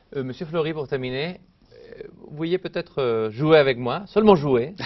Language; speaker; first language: French; non-native, fluent; Spanish